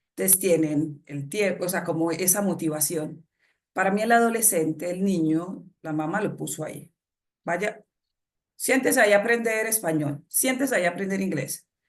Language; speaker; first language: Spanish; native; Spanish